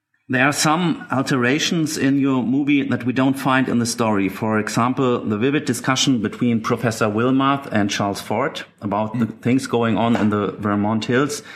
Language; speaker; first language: English; non-native, fluent; German